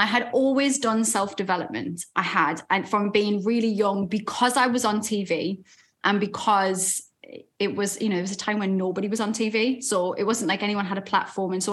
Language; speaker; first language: English; native; English